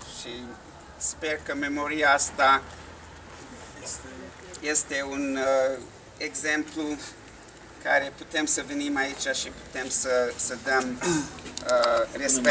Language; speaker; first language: Romanian; non-native, learner; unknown